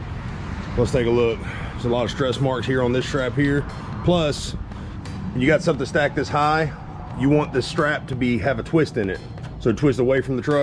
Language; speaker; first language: English; native; English